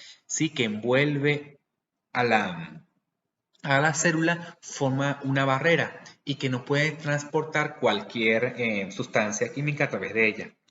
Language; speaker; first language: Spanish; native; Spanish